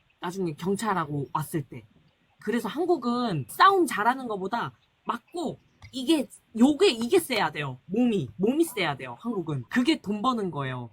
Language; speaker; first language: Korean; native; Korean